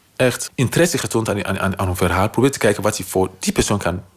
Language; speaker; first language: Dutch; non-native, fluent; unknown